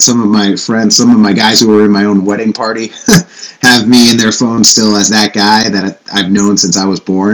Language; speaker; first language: English; native; English